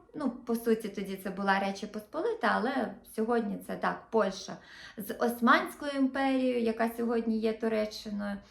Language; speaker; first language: Ukrainian; non-native, local second language; Russian